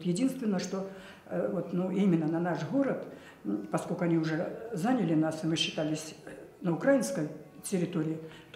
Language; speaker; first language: Russian; native; Russian